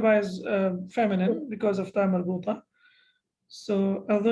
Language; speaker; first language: Arabic; non-native, fluent; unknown